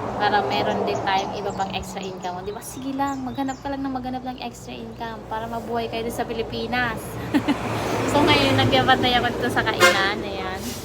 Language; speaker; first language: Filipino; non-native, local second language; Bikol